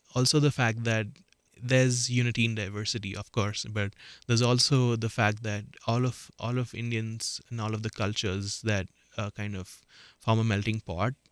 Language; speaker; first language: English; non-native, local second language; Marathi